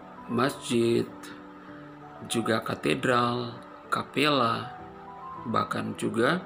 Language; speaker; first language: Indonesian; non-native, fluent; Persian